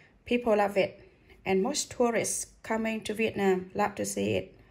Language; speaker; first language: English; non-native, fluent; Vietnamese